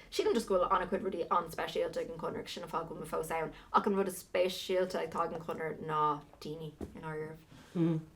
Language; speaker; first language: Irish; non-native, local second language; English